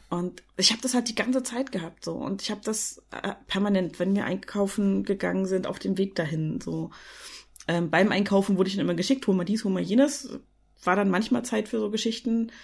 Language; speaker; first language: German; native; German